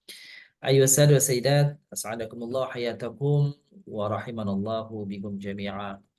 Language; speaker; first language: Arabic; non-native, fluent; Indonesian